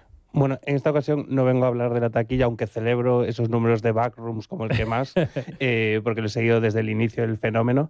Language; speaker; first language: Spanish; native; Spanish